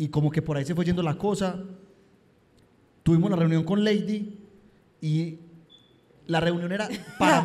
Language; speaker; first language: Spanish; native; Spanish